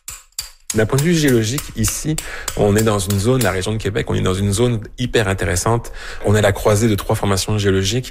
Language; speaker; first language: French; native; French